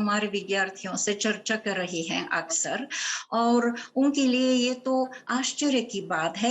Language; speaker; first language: Hindi; non-native, fluent; Bulgarian